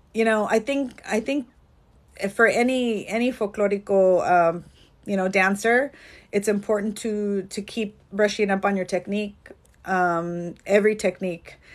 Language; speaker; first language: English; early bilingual, other home language; Spanish